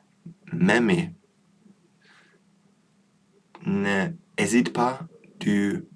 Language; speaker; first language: French; non-native, learner; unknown